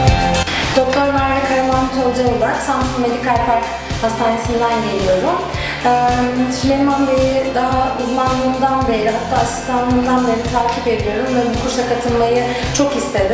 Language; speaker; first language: Turkish; native; Turkish